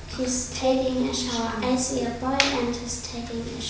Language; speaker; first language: English; non-native, learner; German